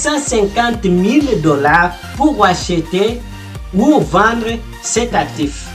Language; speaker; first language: French; non-native, fluent; Portuguese